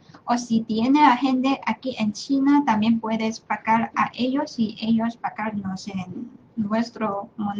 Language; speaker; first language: Spanish; non-native, fluent; Chinese